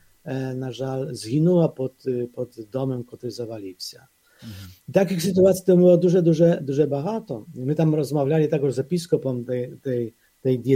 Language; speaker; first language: Polish; non-native, fluent; Ukrainian